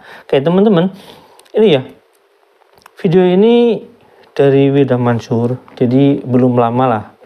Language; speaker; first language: Indonesian; native; Indonesian